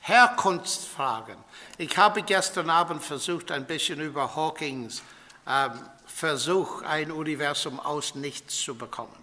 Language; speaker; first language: German; non-native, fluent; English